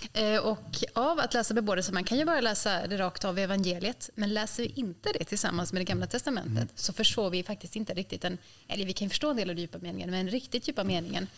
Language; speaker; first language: Swedish; native; Swedish